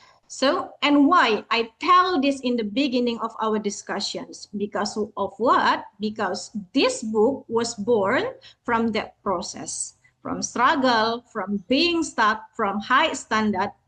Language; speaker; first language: English; non-native, fluent; Indonesian